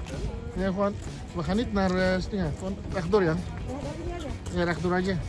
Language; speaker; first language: Dutch; non-native, fluent; Indonesian